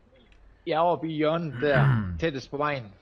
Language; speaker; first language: Danish; native; Danish